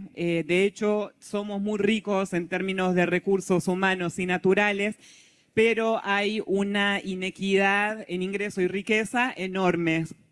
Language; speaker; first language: Spanish; native; Spanish